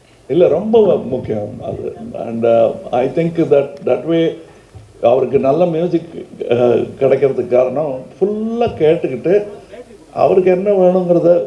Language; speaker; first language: Tamil; native; Tamil